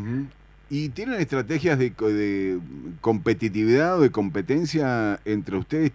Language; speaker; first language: Spanish; native; Spanish